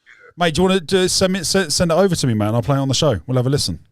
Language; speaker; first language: English; native; English